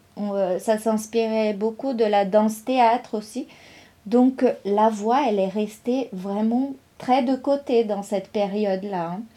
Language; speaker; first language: French; non-native, fluent; Portuguese